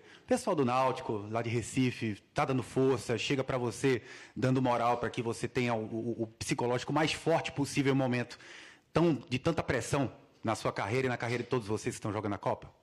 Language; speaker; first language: Portuguese; native; Portuguese